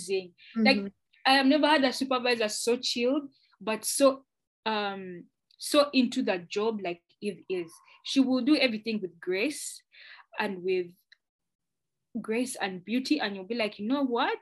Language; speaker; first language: English; non-native, local second language; Ganda